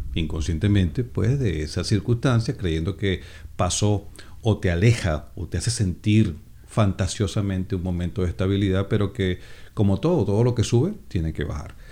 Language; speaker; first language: Spanish; native; Spanish